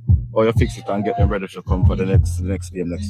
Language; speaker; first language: English; native; English